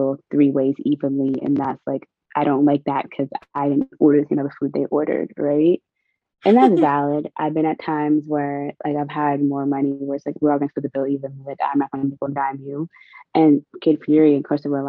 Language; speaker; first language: English; native; English